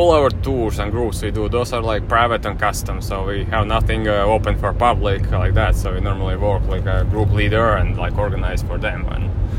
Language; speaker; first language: English; non-native, fluent; Latvian